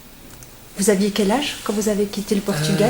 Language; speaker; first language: French; native; French